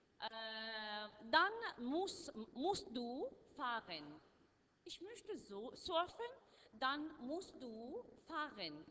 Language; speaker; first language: German; non-native, learner; Arabic